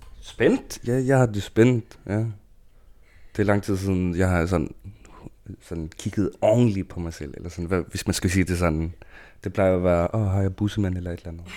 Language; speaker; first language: Danish; non-native, local second language; Kalaallisut